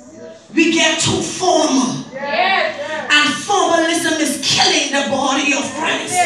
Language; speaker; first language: English; native; English